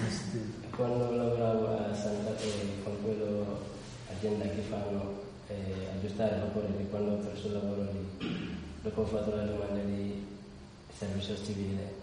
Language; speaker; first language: Italian; non-native, learner; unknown